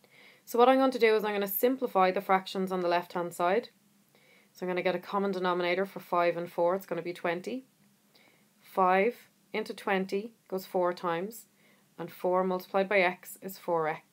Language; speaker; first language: English; native; English